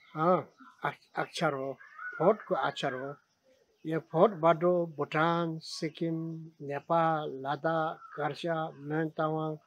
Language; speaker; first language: Nepali; non-native, local second language; Tibetan